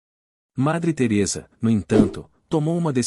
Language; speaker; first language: Portuguese; native; Portuguese